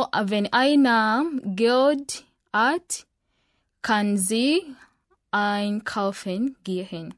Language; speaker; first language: German; non-native, learner; Ganda